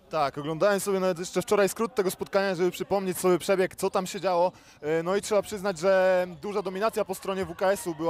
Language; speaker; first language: Polish; native; Polish